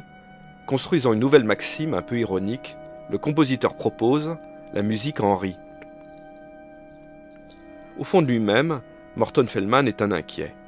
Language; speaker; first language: French; native; French